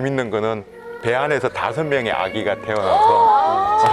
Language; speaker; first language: Korean; native; Korean